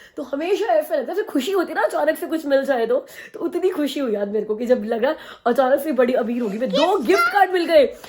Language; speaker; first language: Hindi; native; Hindi